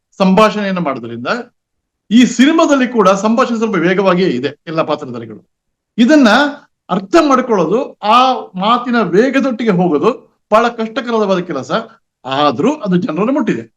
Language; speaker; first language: Kannada; non-native, local second language; Tulu